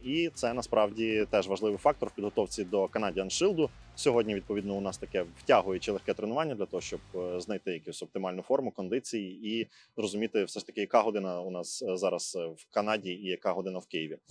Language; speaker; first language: Ukrainian; native; Ukrainian